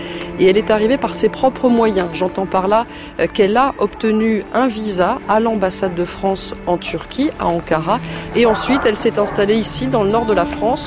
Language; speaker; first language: French; native; French